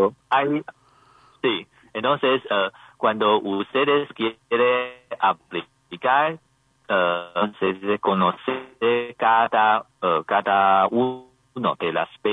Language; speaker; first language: Spanish; non-native, learner; Chinese